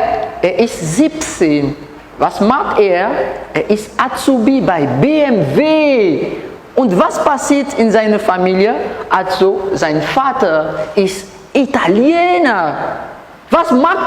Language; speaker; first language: German; non-native, learner; French